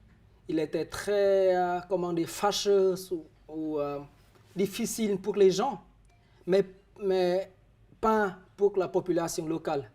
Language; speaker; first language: French; non-native, fluent; Vietnamese